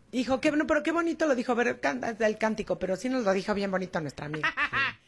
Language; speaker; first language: Spanish; native; Spanish